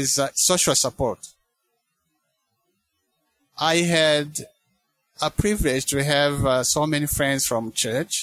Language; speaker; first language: English; non-native, local second language; Kinyarwanda